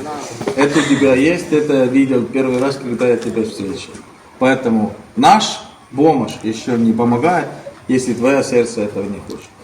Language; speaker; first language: Russian; non-native, learner; Estonian